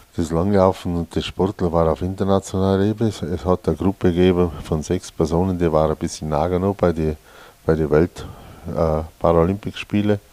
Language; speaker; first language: German; native; German